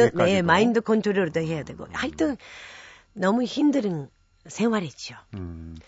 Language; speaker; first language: Korean; non-native, fluent; Japanese